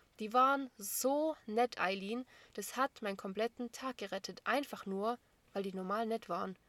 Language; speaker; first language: German; native; German